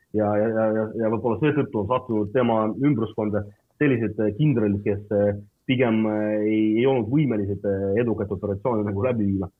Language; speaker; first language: Estonian; non-native, local second language; Russian